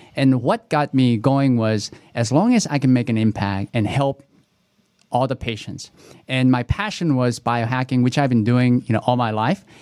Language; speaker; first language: English; early bilingual, other home language; Korean